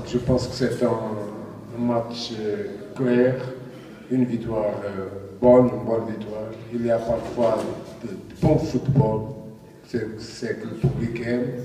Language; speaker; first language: French; non-native, fluent; Portuguese